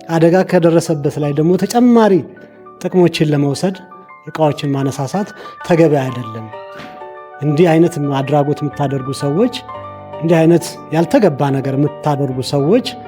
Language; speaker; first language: Amharic; native; Amharic